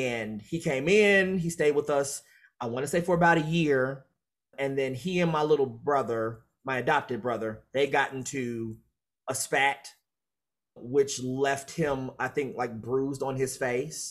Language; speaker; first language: English; native; English